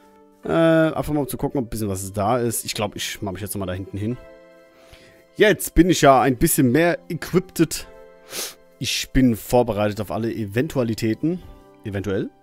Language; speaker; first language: German; native; German